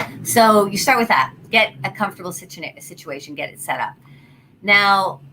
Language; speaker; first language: English; native; English